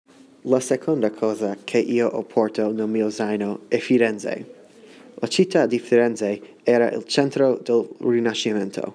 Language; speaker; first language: Italian; non-native, learner; English